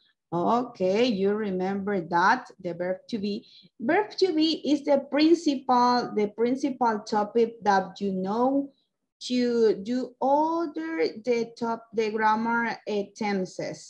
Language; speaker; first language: English; non-native, local second language; Spanish